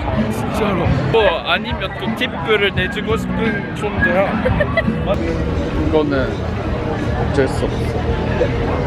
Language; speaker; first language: Korean; non-native, learner; Japanese